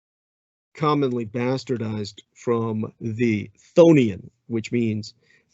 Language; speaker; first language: English; native; English